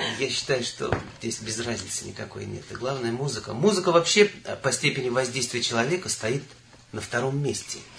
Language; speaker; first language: Russian; native; Russian